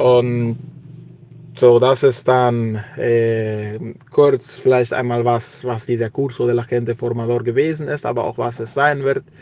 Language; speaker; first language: German; early bilingual, heritage; German